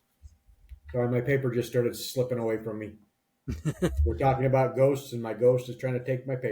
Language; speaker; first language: English; native; English